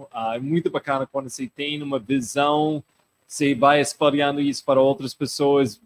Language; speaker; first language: Portuguese; non-native, fluent; English